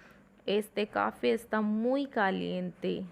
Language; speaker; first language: Spanish; non-native, learner; Hindi